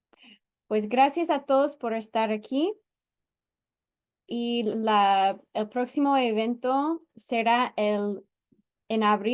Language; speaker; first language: Spanish; non-native, fluent; English